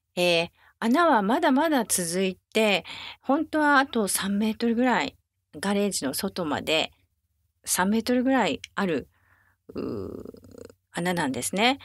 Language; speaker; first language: Japanese; native; Japanese